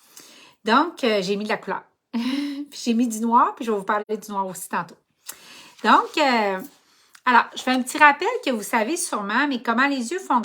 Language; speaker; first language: French; native; French